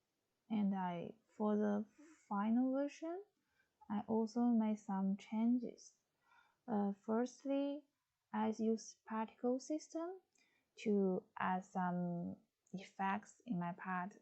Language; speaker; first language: English; non-native, fluent; Chinese